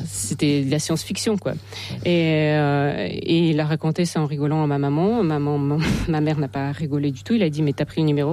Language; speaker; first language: French; non-native, fluent; Russian